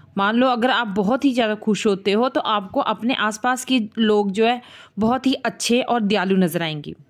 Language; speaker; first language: Hindi; non-native, local second language; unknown